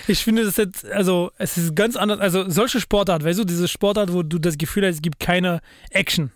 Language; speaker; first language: German; non-native, fluent; French